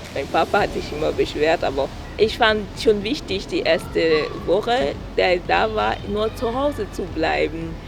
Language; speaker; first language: German; non-native, fluent; French